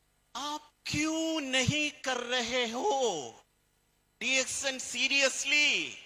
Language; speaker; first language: Hindi; non-native, fluent; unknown